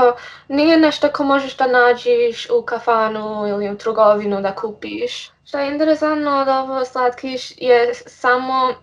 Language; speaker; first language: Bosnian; early bilingual, heritage; English